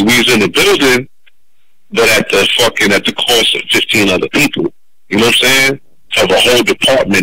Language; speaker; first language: English; native; English